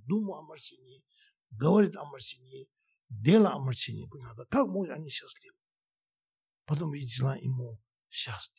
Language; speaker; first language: Russian; non-native, learner; Tibetan